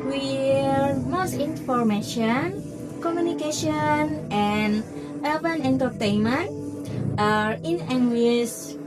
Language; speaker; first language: English; non-native, learner; Indonesian